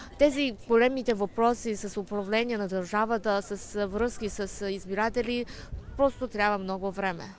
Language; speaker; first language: Bulgarian; non-native, fluent; Chinese